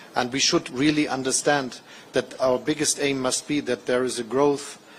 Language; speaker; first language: English; non-native, fluent; German